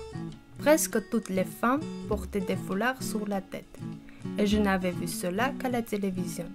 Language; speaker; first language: French; non-native, learner; Armenian